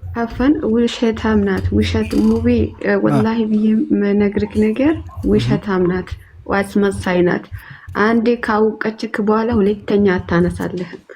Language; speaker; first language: Amharic; non-native, local second language; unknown